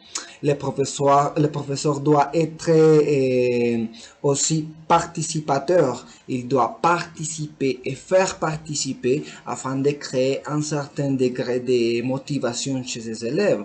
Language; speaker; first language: French; non-native, learner; Spanish